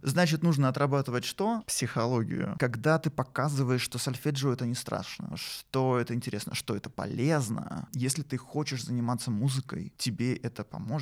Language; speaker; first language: Russian; native; Russian